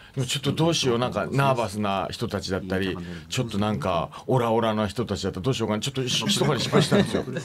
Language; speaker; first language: Japanese; native; Japanese